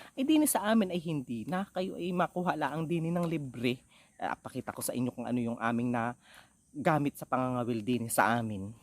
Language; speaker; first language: Filipino; native; Filipino